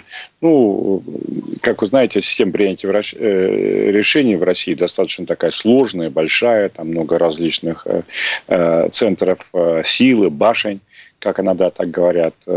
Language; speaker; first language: Russian; native; Russian